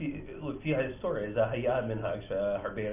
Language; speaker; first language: Hebrew; non-native, learner; English